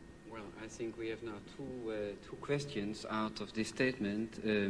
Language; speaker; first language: English; non-native, fluent; Dutch